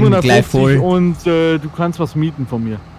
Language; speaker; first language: German; native; German